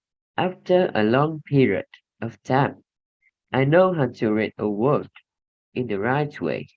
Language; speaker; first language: English; non-native, learner; Vietnamese